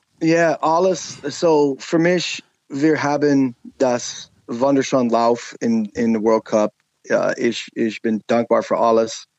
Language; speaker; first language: German; non-native, learner; English